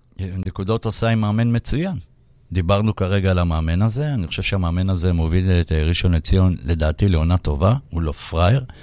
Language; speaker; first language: Hebrew; native; Hebrew